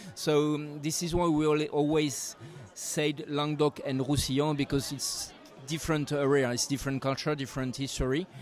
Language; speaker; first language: English; non-native, fluent; French